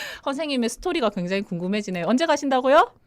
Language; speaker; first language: Korean; native; Korean